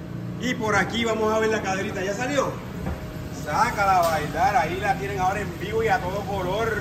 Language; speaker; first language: Spanish; native; Spanish